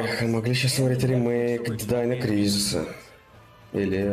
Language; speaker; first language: Russian; native; Russian